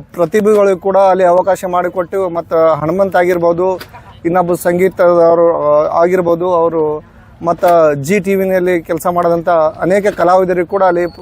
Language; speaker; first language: Kannada; native; Kannada